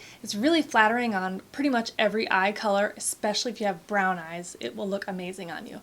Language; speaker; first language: English; native; English